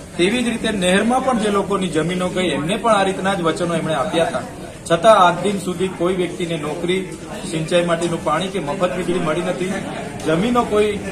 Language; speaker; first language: Gujarati; non-native, local second language; Vasavi